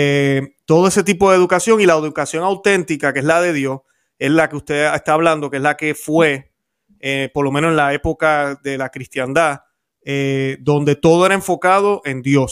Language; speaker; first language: Spanish; native; Spanish